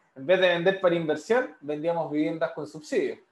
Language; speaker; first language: Spanish; native; Spanish